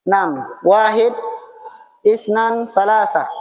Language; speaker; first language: Arabic; non-native, fluent; Indonesian